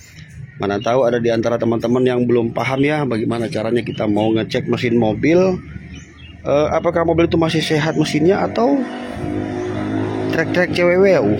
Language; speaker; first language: Indonesian; native; Indonesian